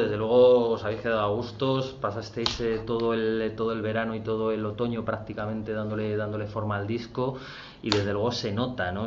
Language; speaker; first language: Spanish; native; Spanish